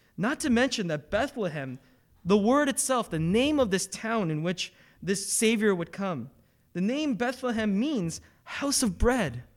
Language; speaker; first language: English; early bilingual, other home language; Korean